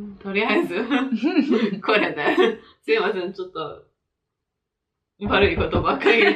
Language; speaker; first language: Japanese; non-native, fluent; French